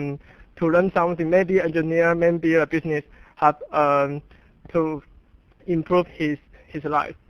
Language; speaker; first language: English; non-native, learner; Chinese